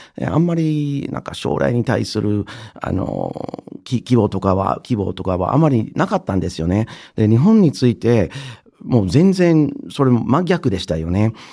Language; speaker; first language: Japanese; non-native, fluent; English